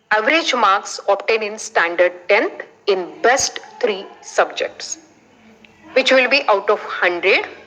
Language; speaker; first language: English; non-native, local second language; Marathi